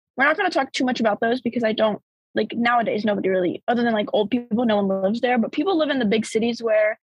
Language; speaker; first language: English; early bilingual, other home language; Bulgarian